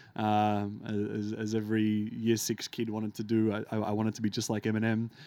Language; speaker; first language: English; early bilingual, other home language; Arabic